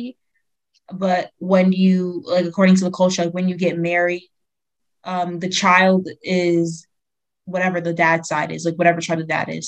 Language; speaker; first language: English; native; English